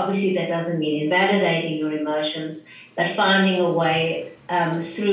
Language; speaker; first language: English; native; English